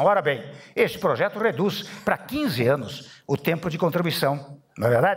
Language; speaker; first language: Portuguese; native; Portuguese